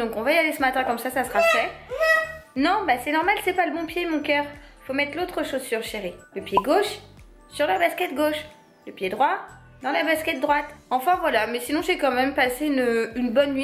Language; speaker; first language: French; native; French